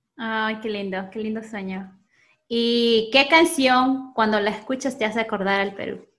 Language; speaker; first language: Spanish; early bilingual, other home language; English